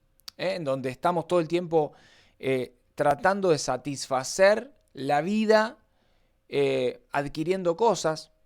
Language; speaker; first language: Spanish; native; Spanish